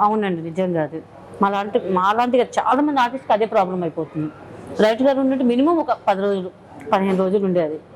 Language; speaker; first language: Telugu; non-native, local second language; Hindi